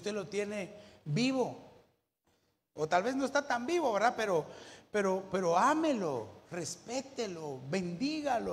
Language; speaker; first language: Spanish; native; Spanish